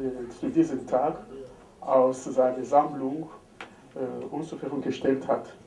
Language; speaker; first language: German; non-native, fluent; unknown